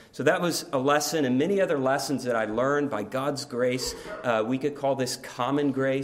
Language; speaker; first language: English; native; English